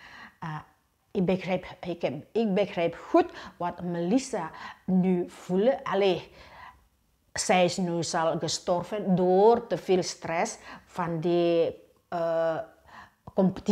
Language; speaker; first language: Dutch; non-native, learner; Indonesian